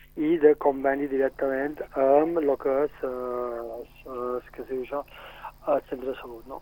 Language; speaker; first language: Catalan; native; Catalan